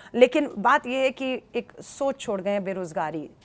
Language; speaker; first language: Hindi; native; Hindi